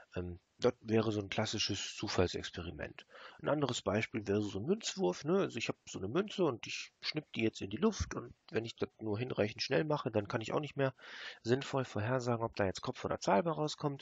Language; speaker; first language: German; native; German